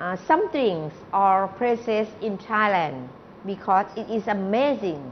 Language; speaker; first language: English; non-native, learner; Thai